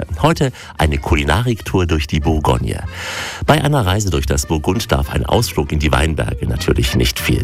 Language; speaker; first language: German; native; German